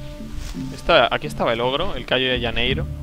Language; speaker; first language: Spanish; native; Spanish